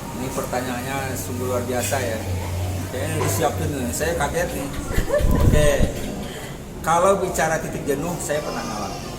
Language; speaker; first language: Indonesian; non-native, local second language; Minangkabau